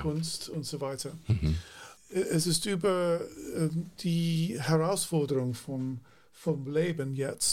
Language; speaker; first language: German; non-native, fluent; English